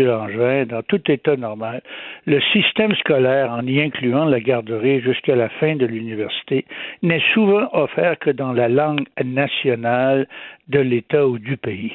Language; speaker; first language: French; native; French